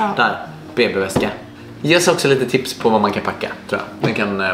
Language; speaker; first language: Swedish; native; Swedish